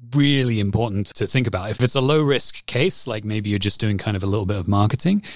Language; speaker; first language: English; native; English